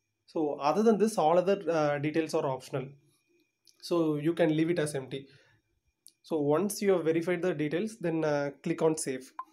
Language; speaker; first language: English; non-native, local second language; Tamil